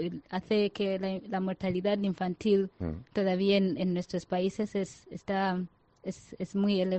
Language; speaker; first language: Spanish; non-native, fluent; Ganda